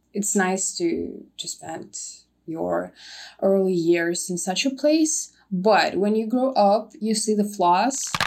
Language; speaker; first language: English; non-native, fluent; Russian